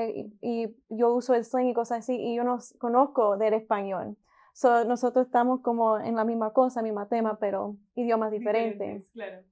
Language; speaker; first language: Spanish; early bilingual, heritage; Spanish